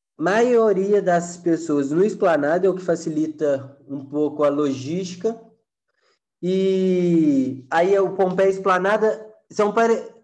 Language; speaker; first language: Portuguese; native; Portuguese